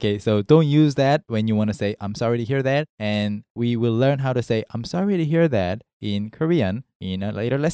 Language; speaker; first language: English; non-native, fluent; Korean